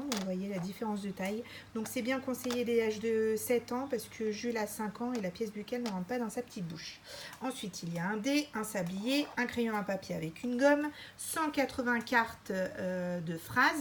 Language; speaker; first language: French; native; French